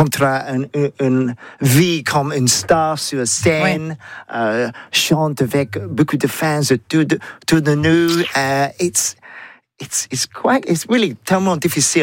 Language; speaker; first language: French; non-native, learner; English